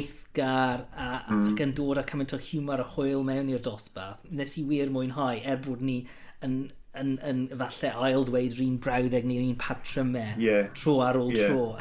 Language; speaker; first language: Welsh; non-native, local second language; English